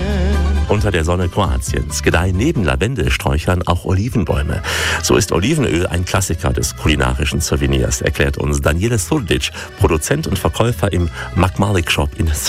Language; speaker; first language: German; native; German